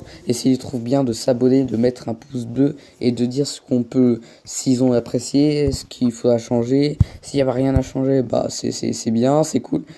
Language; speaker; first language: French; native; French